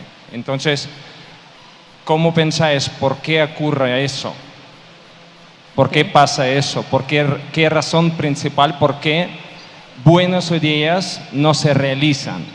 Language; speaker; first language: Spanish; non-native, learner; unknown